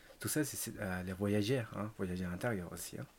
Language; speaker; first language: French; non-native, learner; Tibetan